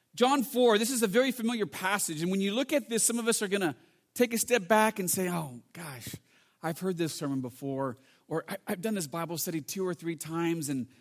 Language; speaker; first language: English; native; English